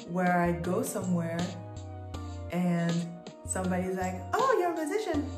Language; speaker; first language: English; non-native, fluent; French